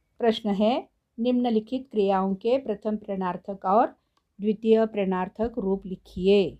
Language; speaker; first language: Hindi; non-native, local second language; Marathi